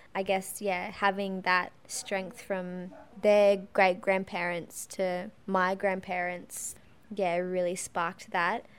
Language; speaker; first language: English; native; English